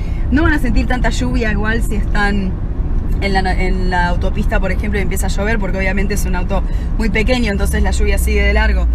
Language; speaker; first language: Spanish; early bilingual, heritage; Spanish